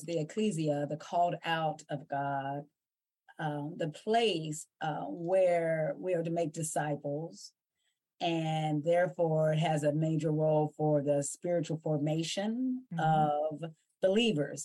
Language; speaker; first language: English; native; English